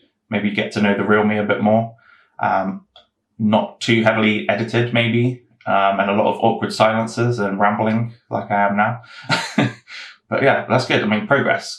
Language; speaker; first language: English; native; English